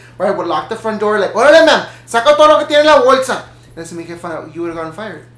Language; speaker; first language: English; early bilingual, other home language; Spanish